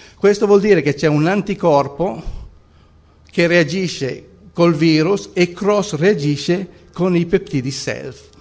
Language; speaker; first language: Italian; native; Italian